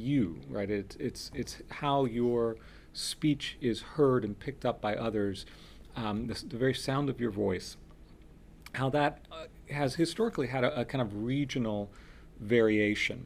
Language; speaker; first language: English; early bilingual, other home language; Spanish